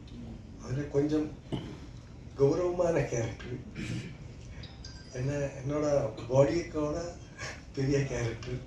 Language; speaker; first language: Tamil; non-native, learner; Malayalam